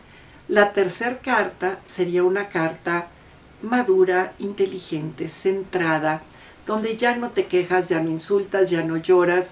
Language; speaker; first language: Spanish; native; Spanish